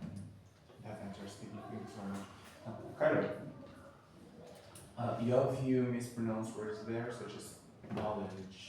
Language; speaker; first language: English; non-native, fluent; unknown